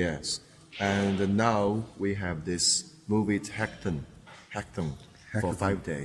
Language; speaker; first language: English; non-native, fluent; Chinese